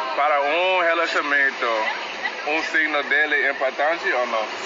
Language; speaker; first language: Portuguese; non-native, learner; English